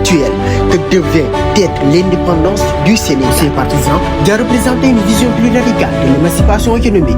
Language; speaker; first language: French; non-native, local second language; Wolof